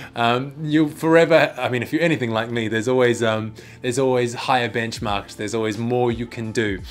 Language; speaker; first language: English; native; English